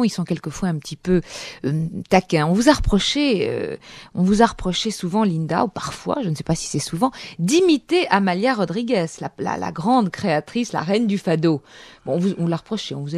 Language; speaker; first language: French; native; French